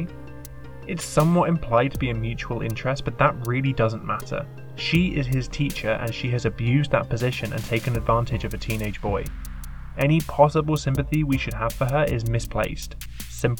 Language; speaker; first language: English; native; English